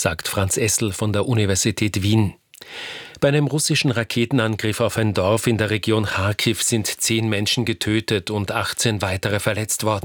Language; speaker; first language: German; native; German